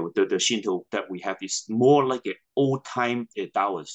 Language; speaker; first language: English; non-native, local second language; Cantonese